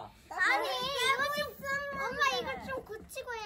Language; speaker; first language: Korean; native; Korean